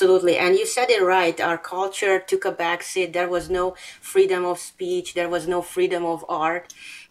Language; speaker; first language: English; non-native, fluent; Hungarian